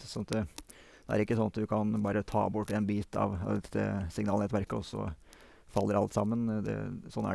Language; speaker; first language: Norwegian; native; Norwegian